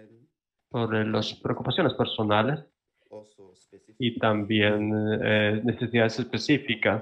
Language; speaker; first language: Spanish; non-native, fluent; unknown